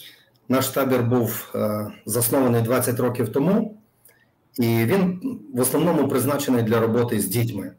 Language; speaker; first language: Ukrainian; native; Ukrainian